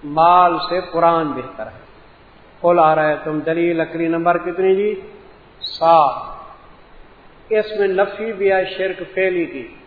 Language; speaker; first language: Urdu; non-native, local second language; Punjabi